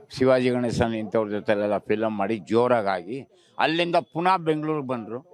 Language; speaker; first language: Kannada; native; Kannada